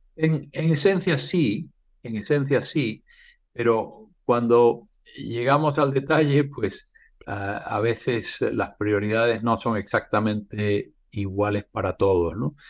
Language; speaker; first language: Spanish; native; Spanish